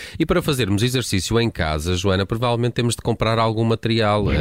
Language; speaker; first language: Portuguese; native; Portuguese